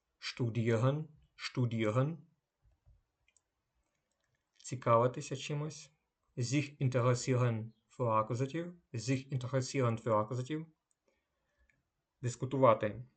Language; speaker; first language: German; non-native, fluent; Ukrainian